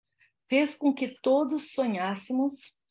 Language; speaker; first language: Portuguese; native; Portuguese